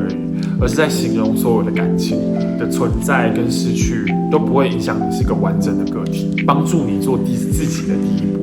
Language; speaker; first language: Chinese; native; Chinese